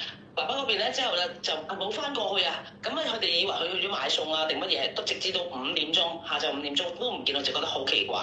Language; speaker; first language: Cantonese; native; Cantonese